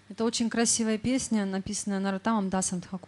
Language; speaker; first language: Russian; native; Russian